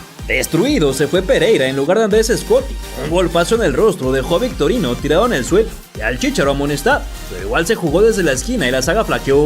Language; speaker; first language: Spanish; native; Spanish